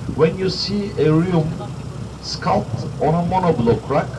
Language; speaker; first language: English; non-native, fluent; Turkish